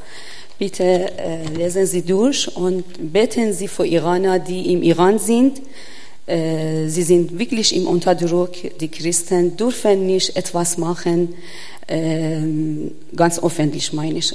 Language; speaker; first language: German; non-native, learner; Persian